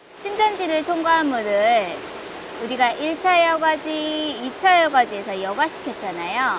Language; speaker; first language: Korean; native; Korean